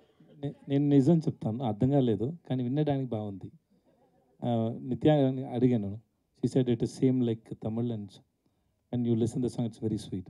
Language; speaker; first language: Telugu; non-native, learner; Tamil